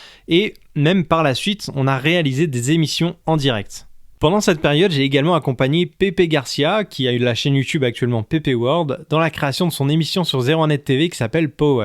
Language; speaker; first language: French; native; French